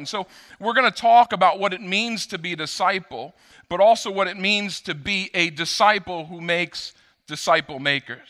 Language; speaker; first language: English; native; English